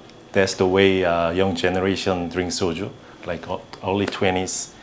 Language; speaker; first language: English; non-native, learner; Korean